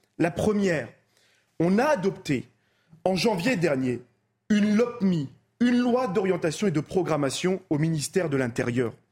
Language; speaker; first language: French; native; French